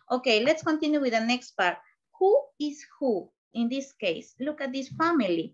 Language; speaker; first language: English; non-native, learner; Spanish